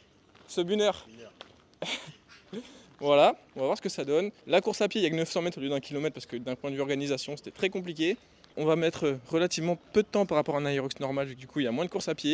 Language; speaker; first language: French; native; French